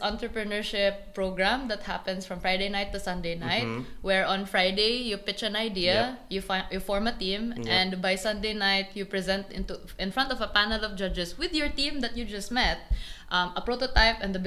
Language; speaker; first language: English; non-native, local second language; Cebuano